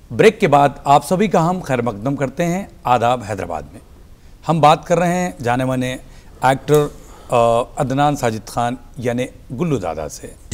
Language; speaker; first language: Hindi; native; Hindi